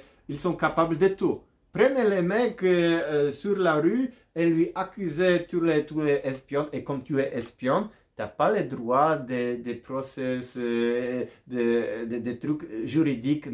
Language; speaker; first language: French; non-native, learner; Polish